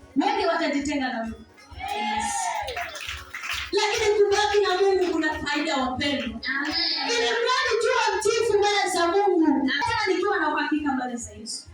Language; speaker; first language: Swahili; non-native, local second language; Kamba